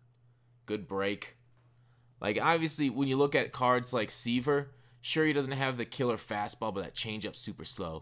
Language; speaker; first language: English; native; English